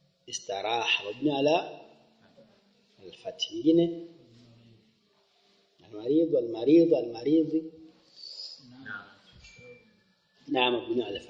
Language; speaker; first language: Arabic; non-native, fluent; Swahili